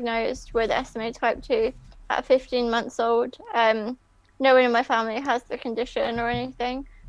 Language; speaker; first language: English; native; English